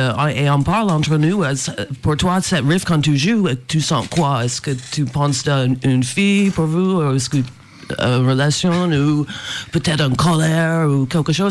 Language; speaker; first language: French; non-native, fluent; English